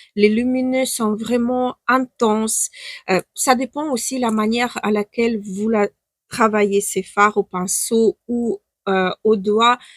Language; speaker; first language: French; non-native, fluent; Ukrainian